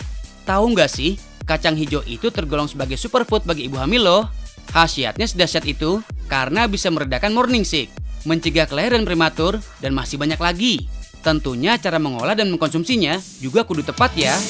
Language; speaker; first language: Indonesian; native; Indonesian